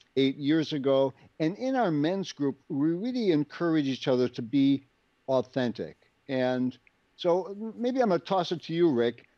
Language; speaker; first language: English; native; English